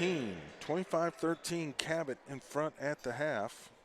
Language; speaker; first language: English; native; English